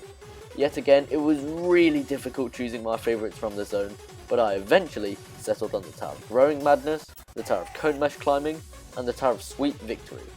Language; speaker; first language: English; native; English